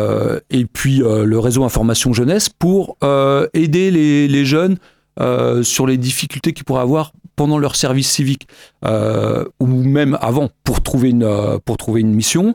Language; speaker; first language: French; native; French